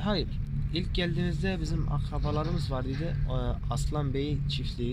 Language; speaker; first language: Turkish; non-native, local second language; Arabic